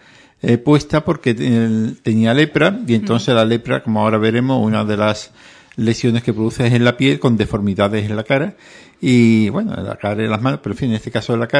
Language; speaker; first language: Spanish; native; Spanish